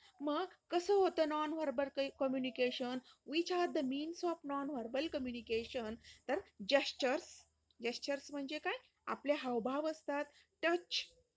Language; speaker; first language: English; non-native, local second language; Marathi